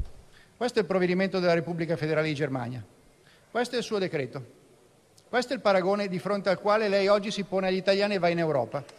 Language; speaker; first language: Italian; native; Italian